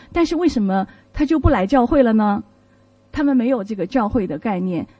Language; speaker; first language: Chinese; native; Chinese